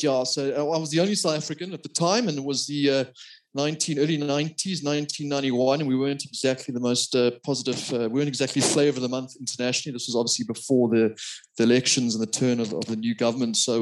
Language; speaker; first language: English; native; English